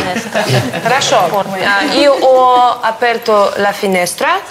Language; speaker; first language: Italian; non-native, learner; Russian